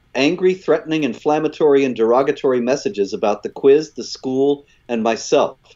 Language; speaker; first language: English; native; English